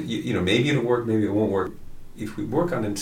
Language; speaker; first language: English; native; English